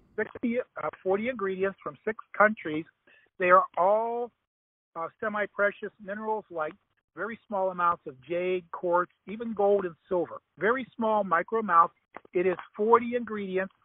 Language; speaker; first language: English; native; English